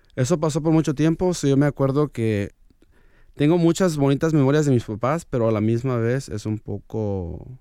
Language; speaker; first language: Spanish; early bilingual, heritage; Spanish